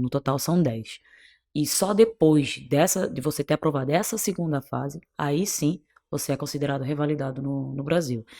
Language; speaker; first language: Portuguese; non-native, local second language; Kabuverdianu